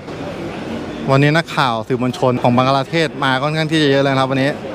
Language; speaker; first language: Thai; native; Thai